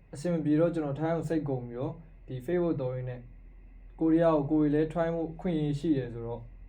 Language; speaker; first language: Burmese; native; Burmese